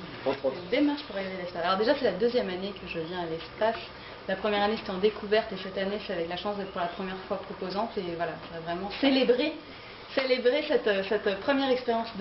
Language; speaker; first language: French; native; French